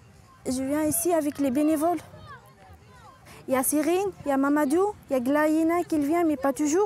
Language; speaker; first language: French; non-native, fluent; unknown